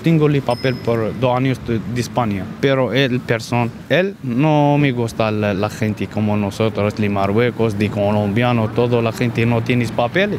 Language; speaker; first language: Spanish; non-native, learner; Arabic